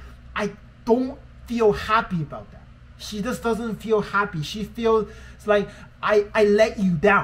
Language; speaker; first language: English; non-native, fluent; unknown